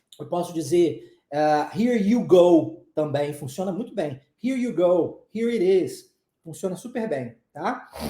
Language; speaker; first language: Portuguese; early bilingual, heritage; Portuguese